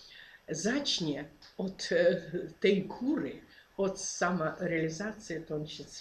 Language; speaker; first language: Polish; non-native, fluent; Ukrainian